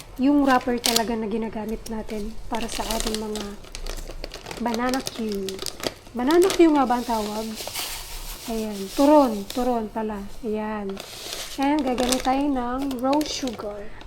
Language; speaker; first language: Filipino; native; Filipino